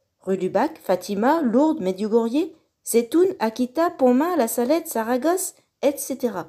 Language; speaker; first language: French; native; French